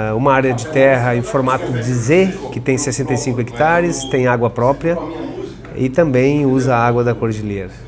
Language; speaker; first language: Portuguese; non-native, fluent; Italian